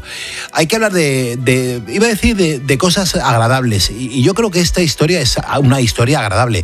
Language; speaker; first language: Spanish; native; Spanish